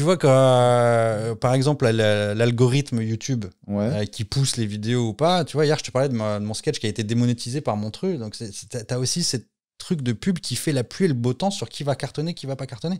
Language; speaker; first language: French; native; French